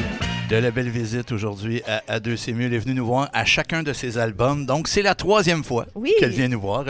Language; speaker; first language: French; native; French